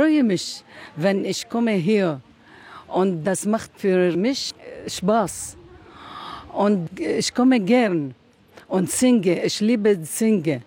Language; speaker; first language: German; non-native, learner; Arabic